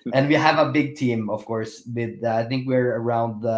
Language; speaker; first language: English; non-native, fluent; Norwegian